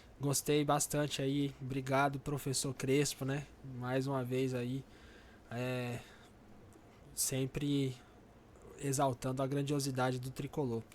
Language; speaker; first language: Portuguese; native; Portuguese